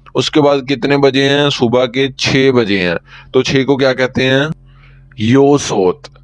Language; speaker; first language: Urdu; native; Urdu